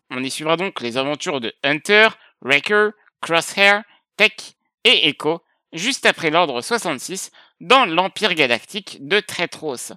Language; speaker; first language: French; native; French